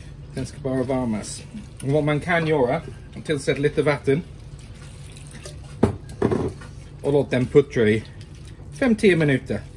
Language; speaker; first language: Swedish; non-native, fluent; English